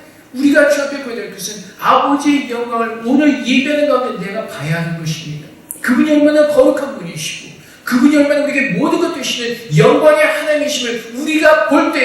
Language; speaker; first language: Korean; native; Korean